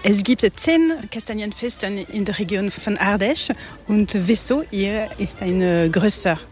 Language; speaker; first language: German; non-native, learner; French